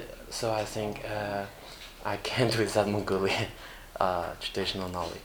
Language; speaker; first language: English; non-native, learner; Mongolian